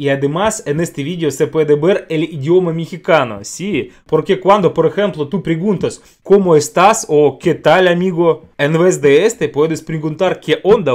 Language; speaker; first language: Spanish; non-native, learner; Russian